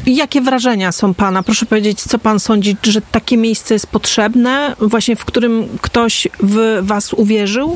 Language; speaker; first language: Polish; native; Polish